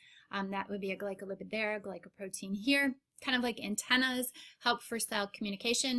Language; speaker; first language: English; native; English